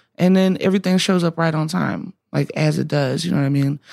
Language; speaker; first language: English; native; English